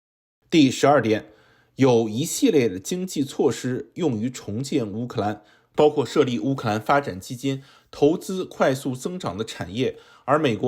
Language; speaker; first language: Chinese; native; Chinese